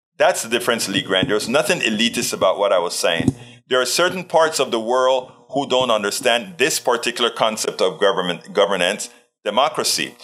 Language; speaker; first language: English; native; English